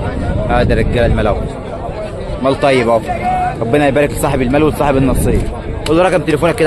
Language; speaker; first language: Arabic; native; Arabic